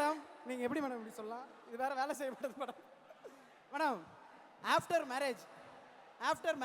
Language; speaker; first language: Tamil; native; Tamil